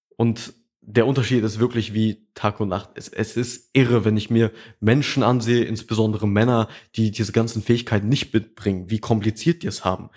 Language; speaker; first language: German; early bilingual, other home language; Russian